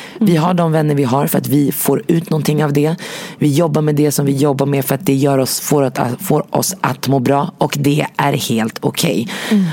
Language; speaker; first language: Swedish; early bilingual, other home language; Arabic